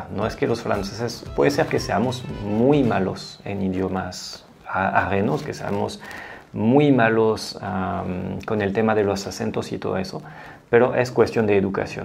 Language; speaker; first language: Spanish; non-native, fluent; French